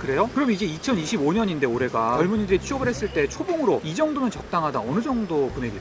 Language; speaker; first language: Korean; native; Korean